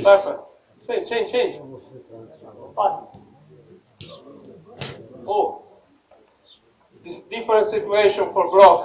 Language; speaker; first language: English; non-native, learner; Italian